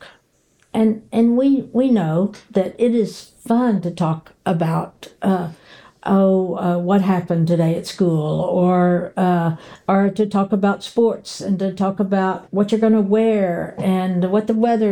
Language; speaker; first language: English; native; English